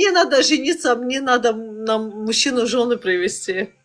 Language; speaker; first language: Russian; non-native, local second language; Azerbaijani